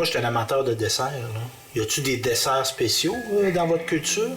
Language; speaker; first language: French; native; French